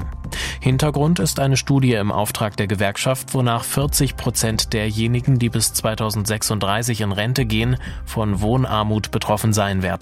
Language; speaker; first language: German; native; German